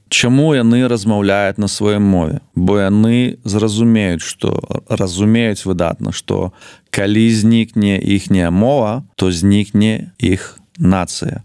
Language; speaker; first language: Belarusian; non-native, local second language; Russian